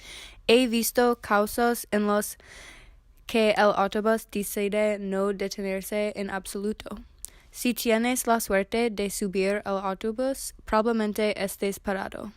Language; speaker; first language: Spanish; non-native, learner; English